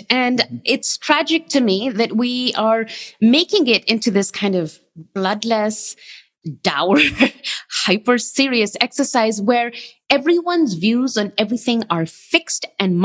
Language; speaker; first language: English; non-native, local second language; Urdu